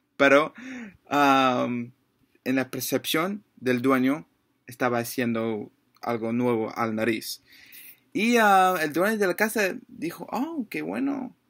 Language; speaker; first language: Spanish; non-native, learner; English